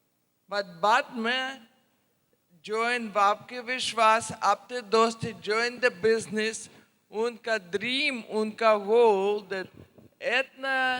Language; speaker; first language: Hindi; non-native, learner; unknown